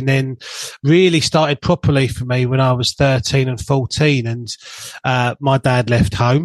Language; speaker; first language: English; native; English